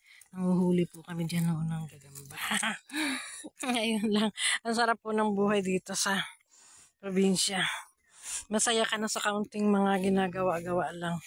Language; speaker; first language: Filipino; native; Filipino